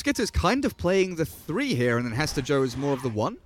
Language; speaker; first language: English; native; English